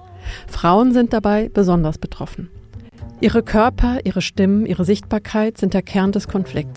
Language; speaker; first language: German; native; German